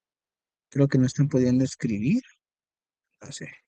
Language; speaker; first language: Spanish; native; Spanish